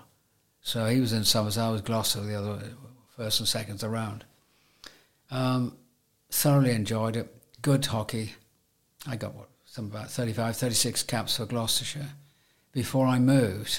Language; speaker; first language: English; native; English